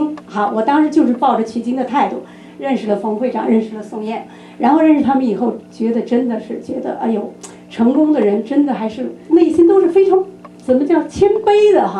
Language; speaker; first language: Chinese; native; Chinese